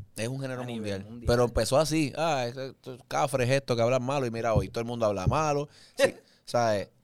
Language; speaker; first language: Spanish; native; Spanish